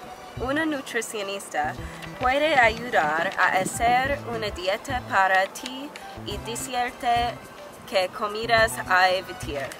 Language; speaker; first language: Spanish; non-native, learner; English